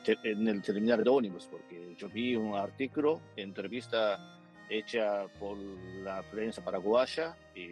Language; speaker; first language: Spanish; non-native, fluent; Japanese